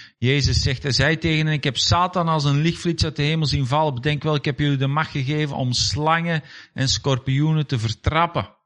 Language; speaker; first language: Dutch; native; Dutch